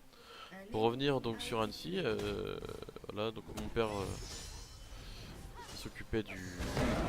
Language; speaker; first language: French; native; French